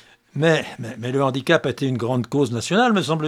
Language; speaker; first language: French; native; French